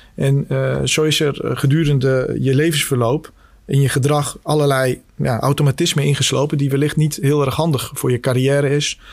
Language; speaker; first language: Dutch; early bilingual, other home language; Albanian